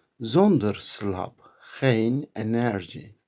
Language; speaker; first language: Dutch; non-native, learner; Turkish